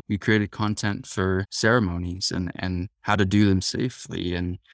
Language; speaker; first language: English; native; English